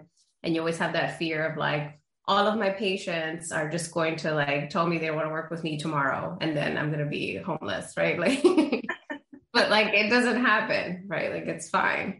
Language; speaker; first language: English; early bilingual, other home language; Spanish